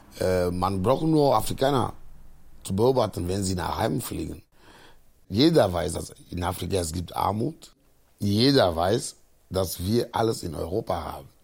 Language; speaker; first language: German; non-native, fluent; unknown